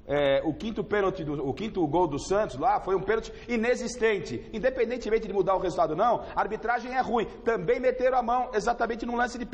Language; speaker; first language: Portuguese; native; Portuguese